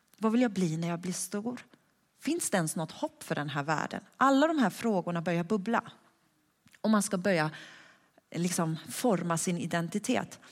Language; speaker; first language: Swedish; early bilingual, other home language; Persian